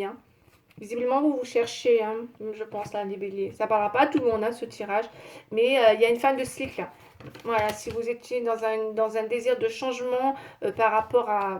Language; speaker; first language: French; native; French